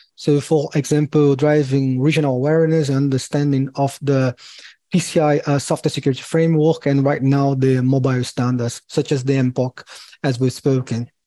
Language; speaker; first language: English; non-native, fluent; Portuguese